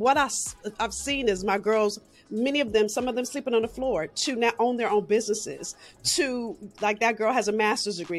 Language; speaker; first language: English; native; English